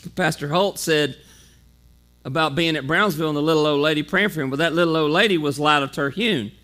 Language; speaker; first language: English; native; English